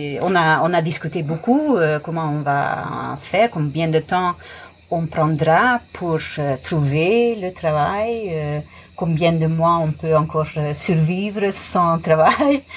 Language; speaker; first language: French; non-native, fluent; English